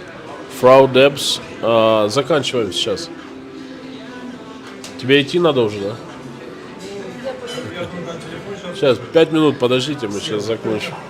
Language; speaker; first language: Russian; native; Russian